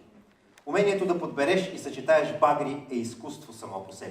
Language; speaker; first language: Bulgarian; native; Bulgarian